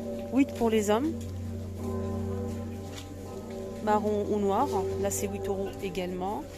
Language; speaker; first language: French; native; French